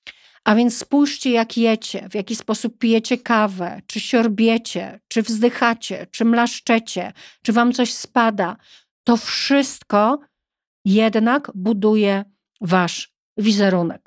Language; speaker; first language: Polish; native; Polish